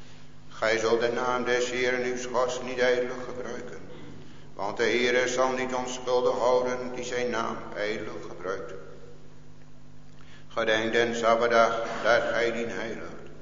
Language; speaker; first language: Dutch; native; Dutch